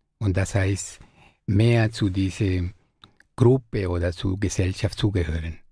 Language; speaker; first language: German; non-native, fluent; Spanish